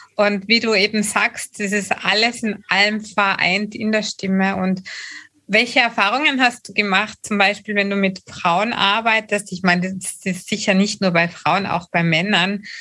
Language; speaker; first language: German; native; German